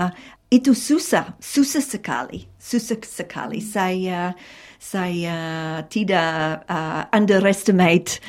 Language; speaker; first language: Indonesian; non-native, fluent; English